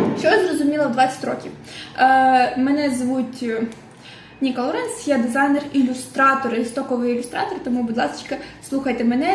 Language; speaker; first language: Ukrainian; non-native, local second language; Russian